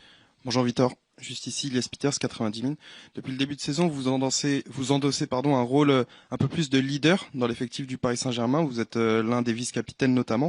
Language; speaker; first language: French; native; French